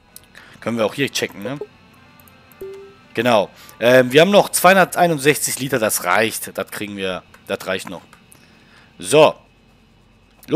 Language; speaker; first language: German; native; German